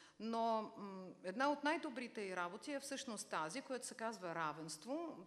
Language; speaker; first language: Bulgarian; native; Bulgarian